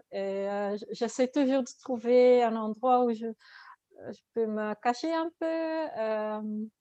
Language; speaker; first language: French; non-native, learner; Dutch